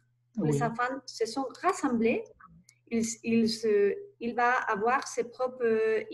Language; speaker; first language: French; non-native, learner; Spanish